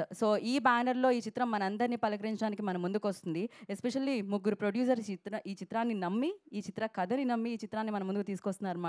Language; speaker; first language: Telugu; native; Telugu